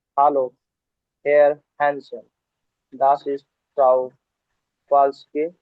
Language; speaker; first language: German; non-native, learner; Hindi